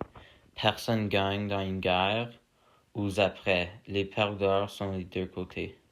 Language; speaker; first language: French; non-native, learner; English